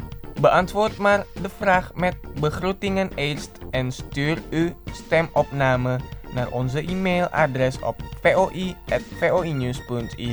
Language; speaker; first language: Dutch; non-native, fluent; Indonesian